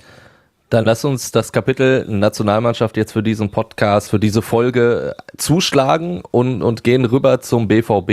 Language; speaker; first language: German; native; German